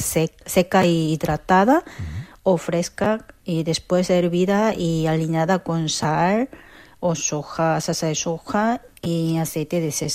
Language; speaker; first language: Spanish; non-native, fluent; Korean